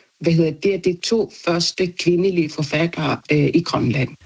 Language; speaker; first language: Danish; non-native, local second language; Kalaallisut